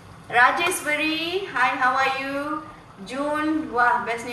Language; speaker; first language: English; non-native, local second language; Tamil